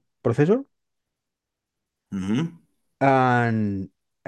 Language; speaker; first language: English; non-native, learner; Spanish